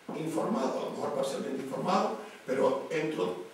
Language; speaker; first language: Spanish; native; Spanish